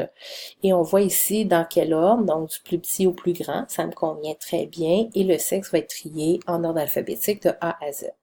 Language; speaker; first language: French; native; French